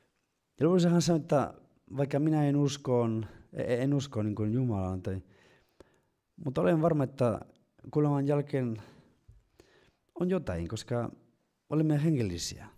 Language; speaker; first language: Finnish; non-native, fluent; Spanish